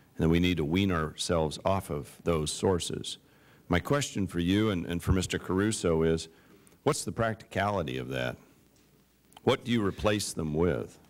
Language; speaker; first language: English; native; English